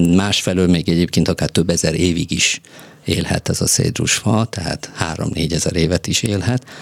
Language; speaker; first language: Hungarian; non-native, fluent; Persian